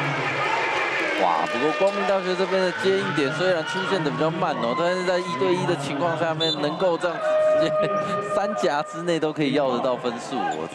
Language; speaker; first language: Chinese; native; Chinese